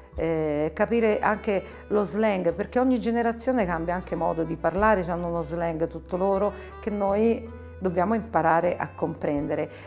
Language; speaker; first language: Italian; non-native, fluent; Arabic